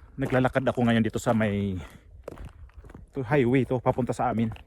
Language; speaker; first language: Filipino; native; Filipino